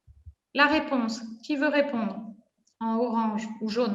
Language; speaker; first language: French; non-native, fluent; Spanish